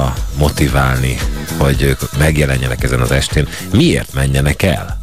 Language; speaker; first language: Hungarian; native; Hungarian